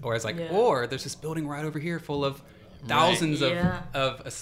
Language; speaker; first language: English; native; English